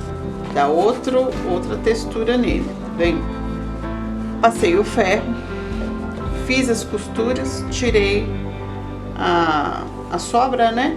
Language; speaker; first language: Portuguese; native; Portuguese